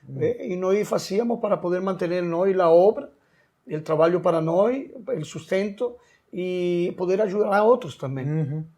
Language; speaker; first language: Portuguese; non-native, learner; Spanish